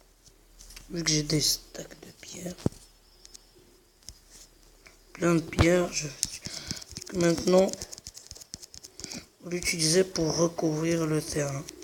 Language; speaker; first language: French; non-native, local second language; Arabic